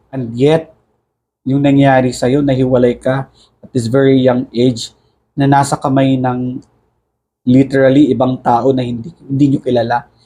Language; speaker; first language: Filipino; native; Filipino